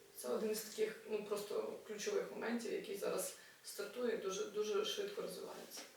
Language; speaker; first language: Ukrainian; non-native, local second language; Russian